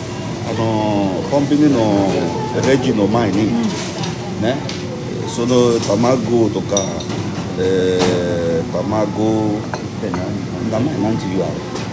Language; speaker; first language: Japanese; non-native, learner; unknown